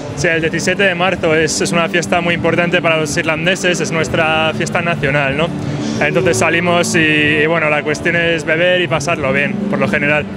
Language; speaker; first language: Spanish; non-native, fluent; English